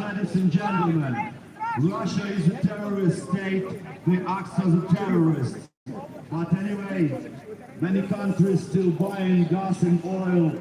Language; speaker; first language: English; non-native, learner; Ukrainian